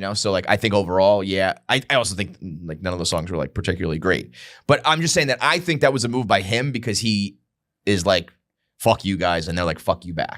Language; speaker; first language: English; native; English